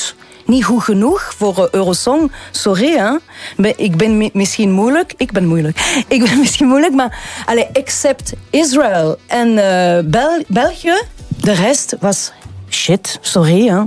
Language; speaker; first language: Dutch; non-native, local second language; French